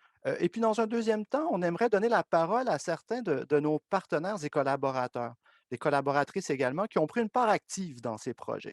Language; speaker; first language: French; native; French